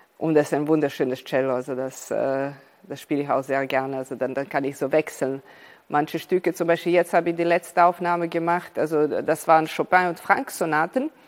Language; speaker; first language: German; non-native, fluent; Serbian